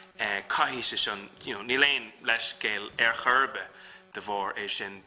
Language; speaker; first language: Irish; non-native, local second language; English